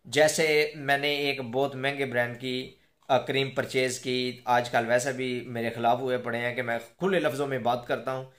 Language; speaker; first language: Urdu; non-native, local second language; Punjabi